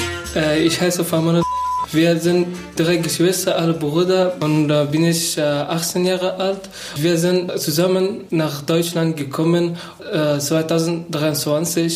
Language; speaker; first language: German; non-native, learner; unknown